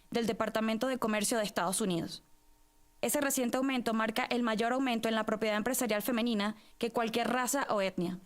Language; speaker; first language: English; non-native, fluent; Spanish